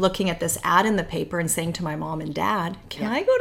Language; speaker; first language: English; native; English